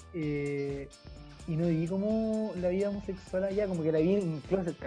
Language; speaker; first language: Spanish; native; Spanish